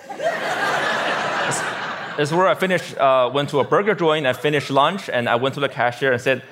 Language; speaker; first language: English; non-native, fluent; Chinese